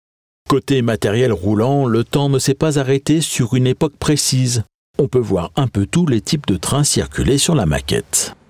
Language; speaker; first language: French; native; French